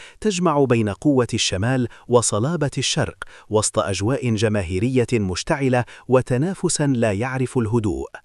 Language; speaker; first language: Arabic; native; Arabic